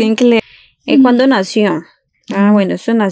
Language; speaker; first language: Spanish; native; Spanish